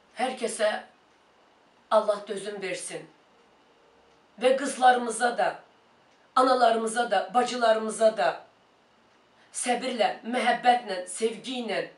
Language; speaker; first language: Azerbaijani; non-native, local second language; Talysh